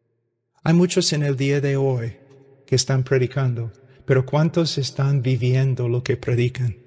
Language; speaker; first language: Spanish; non-native, fluent; English